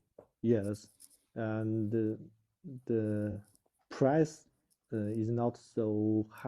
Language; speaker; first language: English; non-native, learner; Chinese